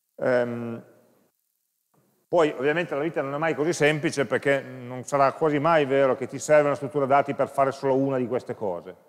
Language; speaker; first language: Italian; native; Italian